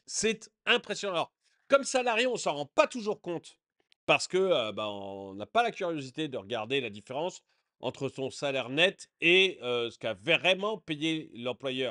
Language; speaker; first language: French; native; French